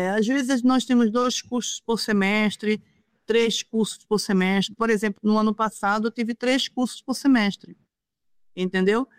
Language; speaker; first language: Portuguese; native; Portuguese